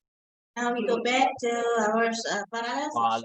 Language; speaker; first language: English; non-native, fluent; Indonesian